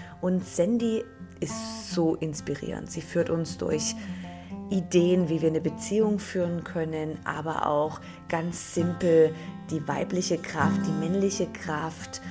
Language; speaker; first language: German; native; German